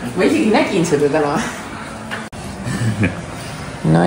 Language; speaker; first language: Estonian; native; Estonian